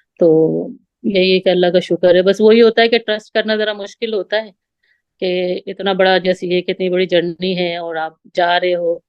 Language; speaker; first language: Urdu; native; Urdu